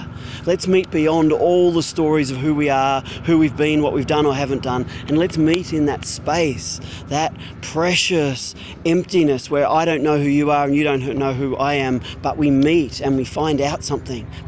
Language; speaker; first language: English; native; English